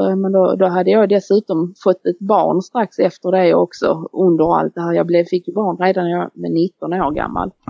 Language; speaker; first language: Swedish; native; Swedish